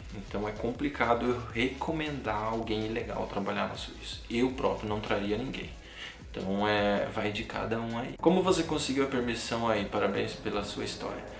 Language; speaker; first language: Portuguese; native; Portuguese